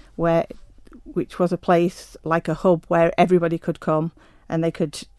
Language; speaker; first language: English; native; English